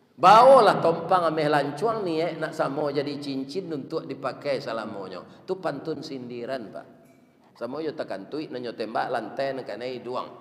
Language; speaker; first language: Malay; non-native, local second language; Minangkabau